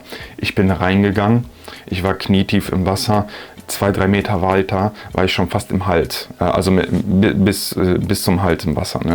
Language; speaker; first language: German; native; German